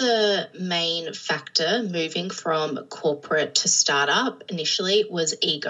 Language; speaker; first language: English; native; English